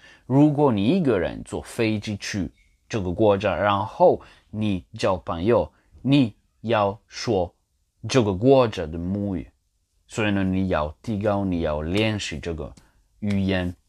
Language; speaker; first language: Chinese; non-native, learner; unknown